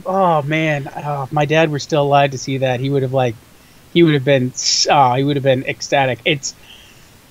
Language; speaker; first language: English; native; English